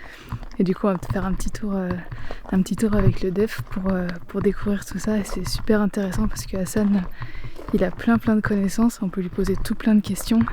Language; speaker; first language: French; native; French